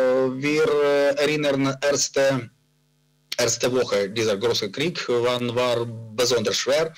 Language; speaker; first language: German; non-native, learner; Ukrainian